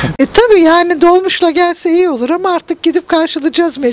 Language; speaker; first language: Turkish; native; Turkish